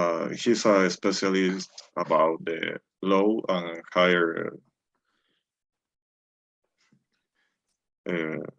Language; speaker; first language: English; non-native, learner; Spanish